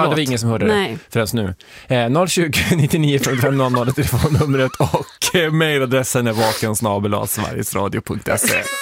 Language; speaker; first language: Swedish; native; Swedish